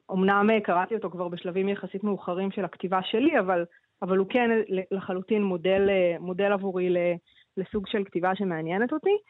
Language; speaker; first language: Hebrew; native; Hebrew